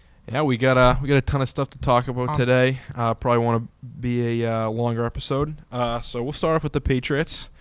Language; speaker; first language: English; native; English